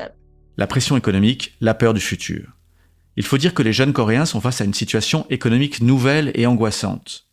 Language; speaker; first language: French; native; French